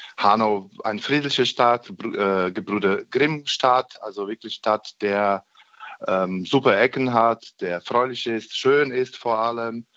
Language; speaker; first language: German; non-native, fluent; Bosnian